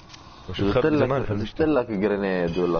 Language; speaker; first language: Arabic; native; Arabic